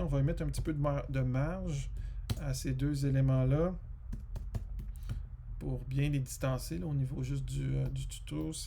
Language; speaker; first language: French; native; French